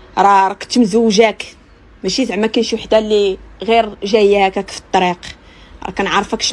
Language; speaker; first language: Arabic; native; Arabic